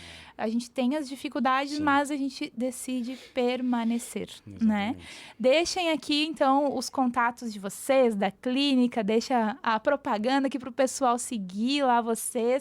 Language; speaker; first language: Portuguese; native; Portuguese